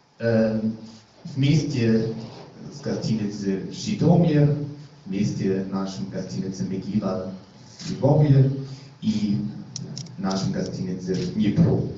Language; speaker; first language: Russian; non-native, learner; German